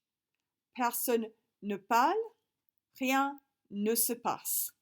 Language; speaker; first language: French; non-native, fluent; English